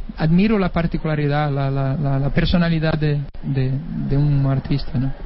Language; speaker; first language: Spanish; non-native, fluent; Portuguese